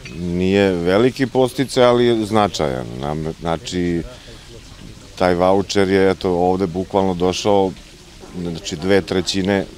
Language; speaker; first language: Croatian; non-native, local second language; Slovak